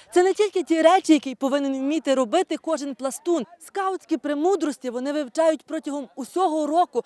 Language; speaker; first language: Ukrainian; native; Ukrainian